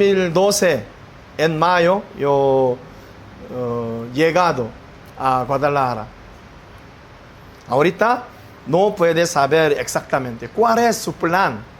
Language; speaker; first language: Spanish; non-native, learner; Korean